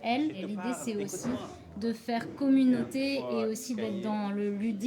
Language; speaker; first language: French; native; French